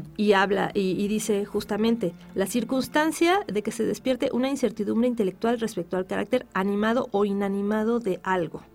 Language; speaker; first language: Spanish; native; Spanish